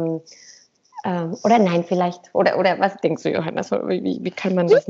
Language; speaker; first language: German; non-native, fluent; Spanish